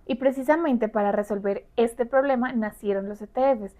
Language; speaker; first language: Spanish; native; Spanish